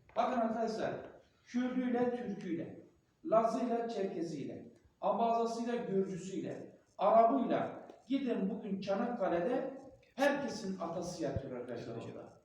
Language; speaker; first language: Turkish; non-native, local second language; Kurdish